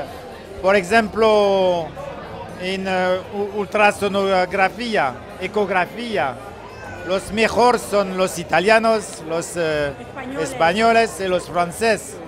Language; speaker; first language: Spanish; non-native, learner; French